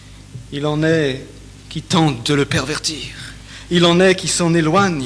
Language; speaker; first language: French; native; French